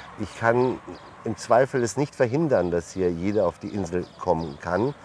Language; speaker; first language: German; early bilingual, other home language; Turkish